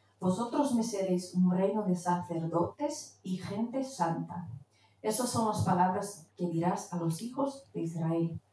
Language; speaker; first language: Spanish; non-native, fluent; Portuguese